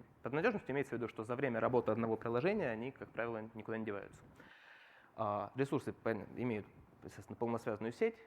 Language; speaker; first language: Russian; native; Russian